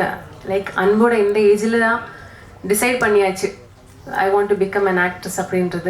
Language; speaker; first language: Tamil; non-native, fluent; Malayalam